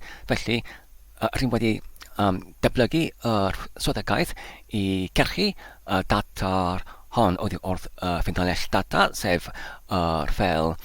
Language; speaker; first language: Welsh; non-native, learner; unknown